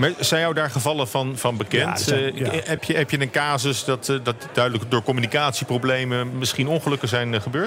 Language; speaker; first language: Dutch; native; Dutch